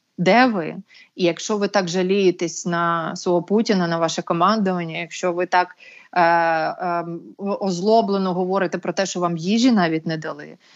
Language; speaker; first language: Ukrainian; native; Ukrainian